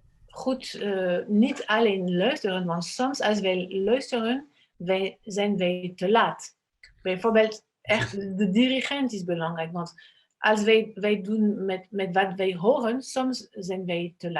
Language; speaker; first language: Dutch; non-native, fluent; French